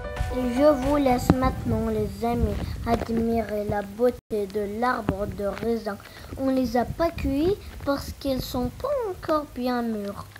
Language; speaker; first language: French; non-native, local second language; Arabic